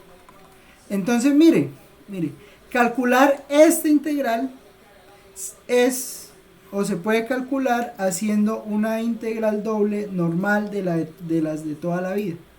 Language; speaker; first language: Spanish; native; Spanish